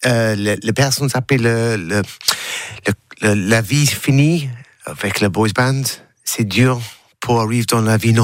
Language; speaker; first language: French; non-native, learner; English